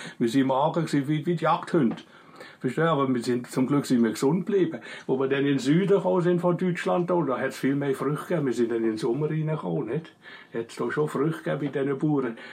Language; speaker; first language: German; native; German